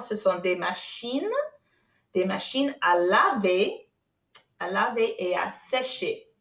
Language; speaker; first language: French; non-native, fluent; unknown